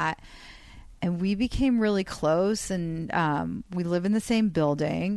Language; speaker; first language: English; non-native, fluent; Persian